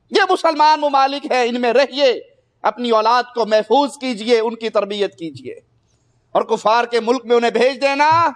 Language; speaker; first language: Urdu; non-native, local second language; Punjabi